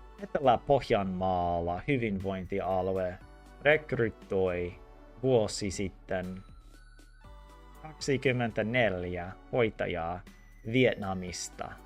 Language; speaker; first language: Finnish; non-native, learner; English